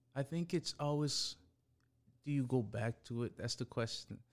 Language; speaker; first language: English; early bilingual, other home language; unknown